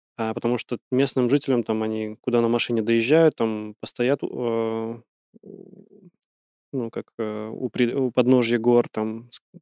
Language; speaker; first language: Russian; early bilingual, heritage; Russian